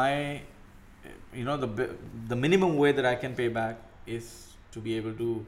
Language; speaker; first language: English; non-native, local second language; Urdu